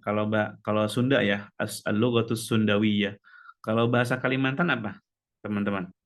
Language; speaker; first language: Indonesian; native; Indonesian